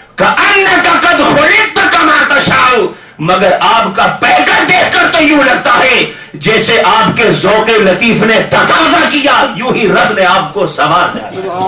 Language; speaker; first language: Urdu; native; Urdu